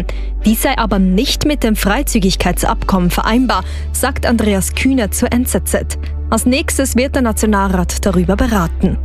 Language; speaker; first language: German; native; German